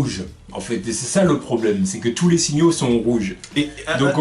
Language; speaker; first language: French; native; French